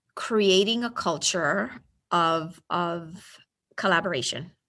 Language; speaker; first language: English; early bilingual, other home language; Spanish